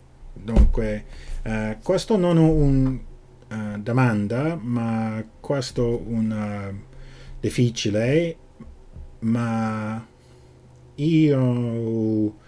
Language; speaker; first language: Italian; non-native, learner; English